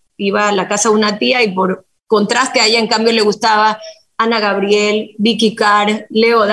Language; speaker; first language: Spanish; native; Spanish